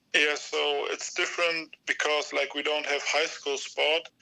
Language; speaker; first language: English; non-native, fluent; German